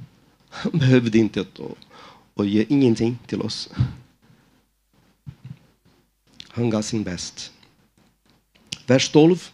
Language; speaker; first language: Swedish; non-native, fluent; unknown